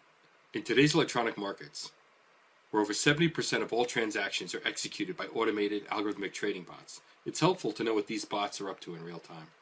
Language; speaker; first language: English; native; English